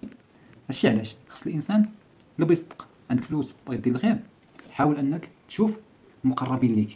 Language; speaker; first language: Arabic; native; Arabic